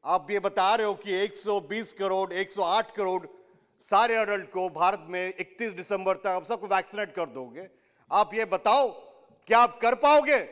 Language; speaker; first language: Hindi; non-native, local second language; Odia